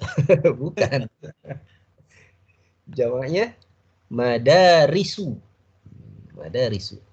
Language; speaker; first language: Indonesian; native; Indonesian